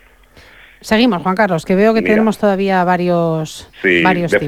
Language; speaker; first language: Spanish; native; Spanish